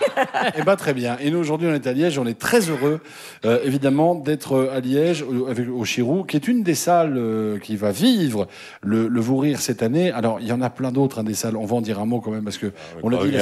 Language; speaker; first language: French; native; French